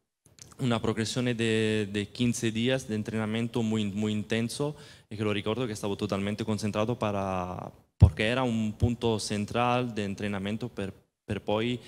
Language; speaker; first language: Spanish; non-native, fluent; Italian